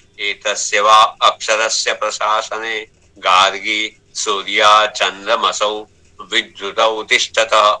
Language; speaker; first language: Hindi; non-native, local second language; Gujarati